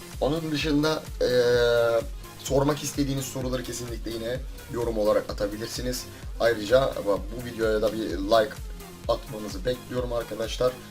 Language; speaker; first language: Turkish; native; Turkish